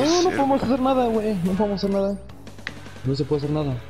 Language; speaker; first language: Spanish; native; Spanish